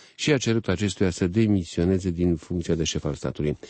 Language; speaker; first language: Romanian; native; Romanian